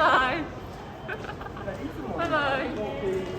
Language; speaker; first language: Korean; non-native, learner; Japanese